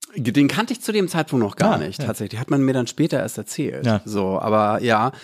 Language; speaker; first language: German; native; German